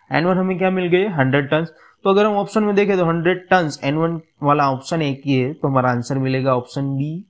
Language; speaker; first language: Hindi; non-native, local second language; Gujarati